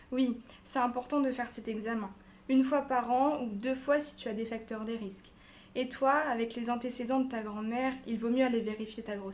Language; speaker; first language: French; native; French